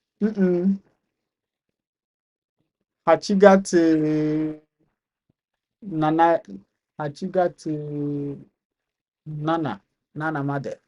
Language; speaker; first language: Japanese; non-native, learner; English